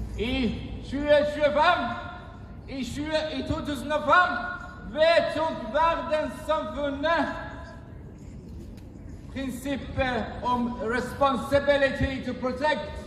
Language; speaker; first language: Norwegian; non-native, fluent; Persian